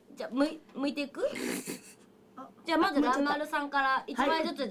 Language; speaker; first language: Japanese; native; Japanese